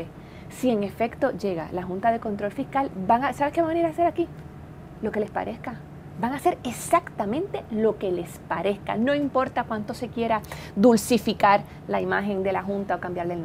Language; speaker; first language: Spanish; native; Spanish